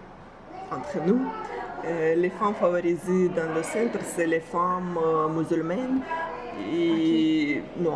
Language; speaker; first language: French; non-native, fluent; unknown